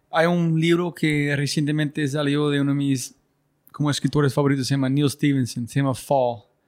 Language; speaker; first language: Spanish; non-native, learner; English